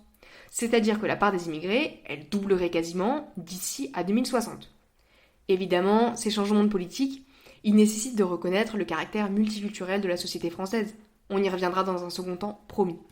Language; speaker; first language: French; native; French